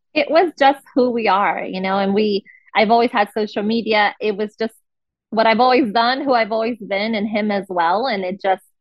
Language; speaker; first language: English; non-native, fluent; Portuguese